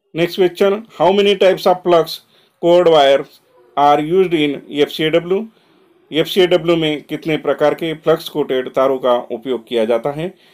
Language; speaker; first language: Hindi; non-native, local second language; Marathi